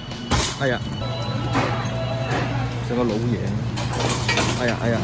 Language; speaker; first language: Cantonese; early bilingual, heritage; Cantonese